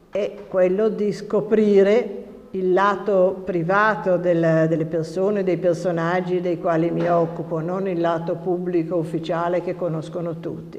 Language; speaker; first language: Italian; native; Italian